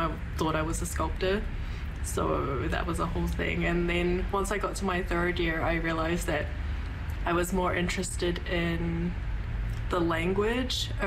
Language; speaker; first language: English; native; English